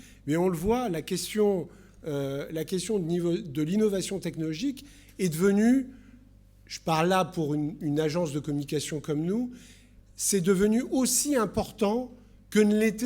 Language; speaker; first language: French; native; French